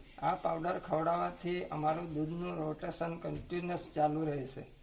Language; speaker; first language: Gujarati; native; Gujarati